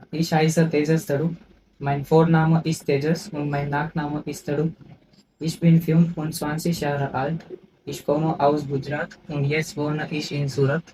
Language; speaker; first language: German; non-native, learner; Gujarati